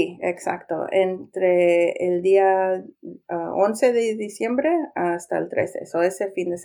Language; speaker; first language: Spanish; early bilingual, heritage; Spanish